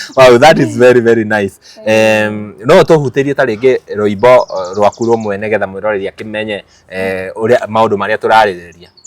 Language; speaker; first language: Kikuyu; native; Kikuyu